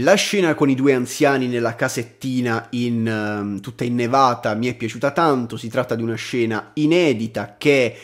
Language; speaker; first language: Italian; native; Italian